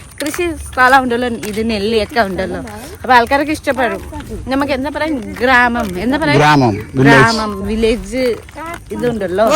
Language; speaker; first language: Malayalam; non-native, fluent; Nepali